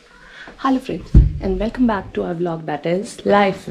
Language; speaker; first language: Hindi; native; Hindi